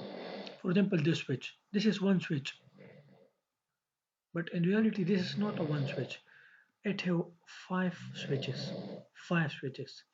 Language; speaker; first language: English; non-native, local second language; Urdu